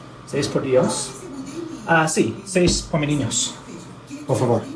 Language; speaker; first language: Spanish; non-native, learner; English